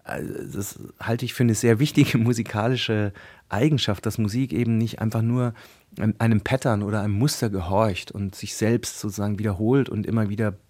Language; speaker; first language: German; native; German